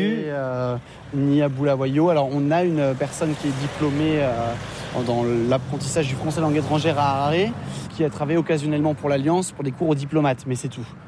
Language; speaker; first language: French; native; French